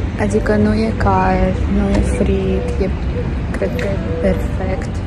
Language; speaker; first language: Romanian; non-native, fluent; Kazakh